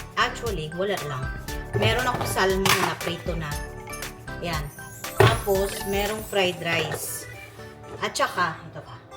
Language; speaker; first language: Filipino; native; Filipino